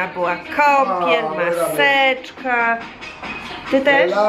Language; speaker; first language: Polish; native; Polish